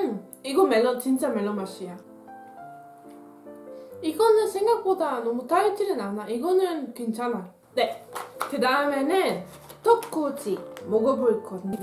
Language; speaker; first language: Korean; non-native, learner; Dutch